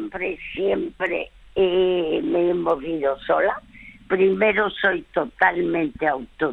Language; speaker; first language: Spanish; early bilingual, other home language; French